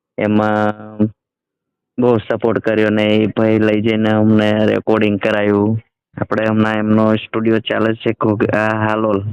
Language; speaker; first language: Gujarati; non-native, local second language; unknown